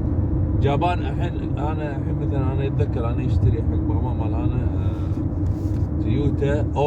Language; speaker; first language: Arabic; non-native, learner; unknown